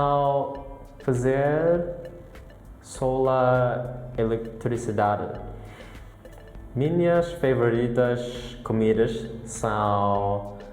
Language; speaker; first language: Portuguese; non-native, learner; English